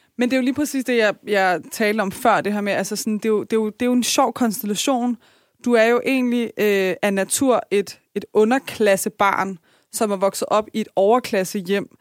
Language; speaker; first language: Danish; early bilingual, other home language; Persian